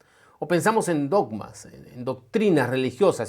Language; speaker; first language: Spanish; native; Spanish